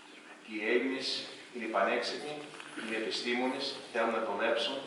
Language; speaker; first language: Greek; early bilingual, heritage; English